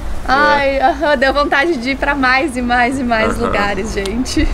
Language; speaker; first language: Portuguese; native; Portuguese